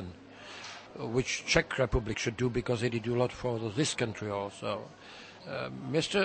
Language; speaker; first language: English; non-native, fluent; Czech